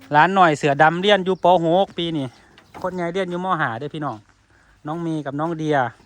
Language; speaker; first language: Thai; native; Thai